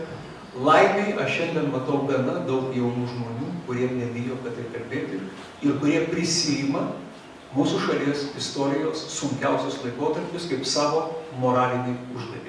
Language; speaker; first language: Lithuanian; native; Lithuanian